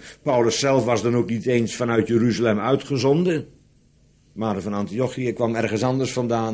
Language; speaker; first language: Dutch; native; Dutch